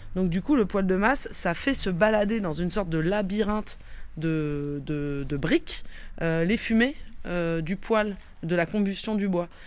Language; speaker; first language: French; native; French